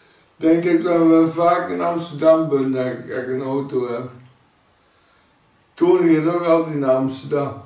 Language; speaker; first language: Dutch; native; Dutch